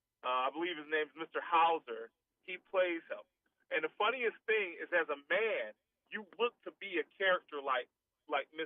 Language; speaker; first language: English; native; English